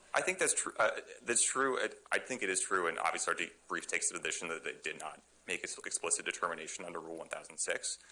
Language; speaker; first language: English; native; English